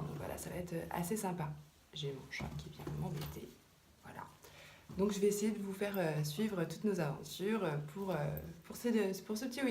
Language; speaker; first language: French; native; French